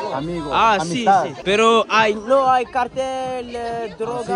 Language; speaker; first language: Spanish; non-native, learner; French